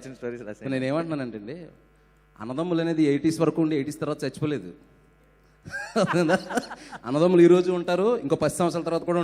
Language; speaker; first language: Telugu; native; Telugu